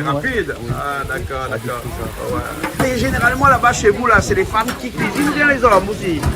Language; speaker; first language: French; native; French